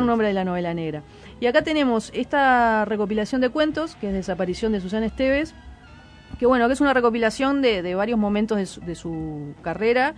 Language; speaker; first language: Spanish; native; Spanish